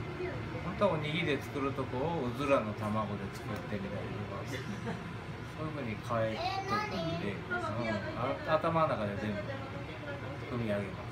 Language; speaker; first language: Japanese; native; Japanese